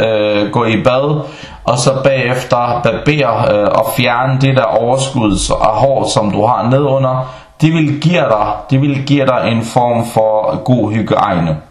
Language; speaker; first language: Danish; non-native, fluent; Arabic